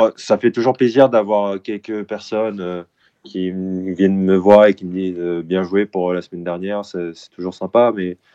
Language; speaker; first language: French; early bilingual, other home language; Korean